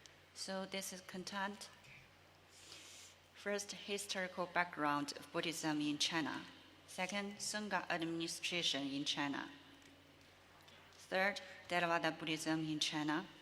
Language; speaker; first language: English; non-native, learner; Chinese